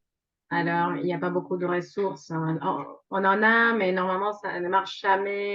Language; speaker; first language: French; non-native, fluent; Spanish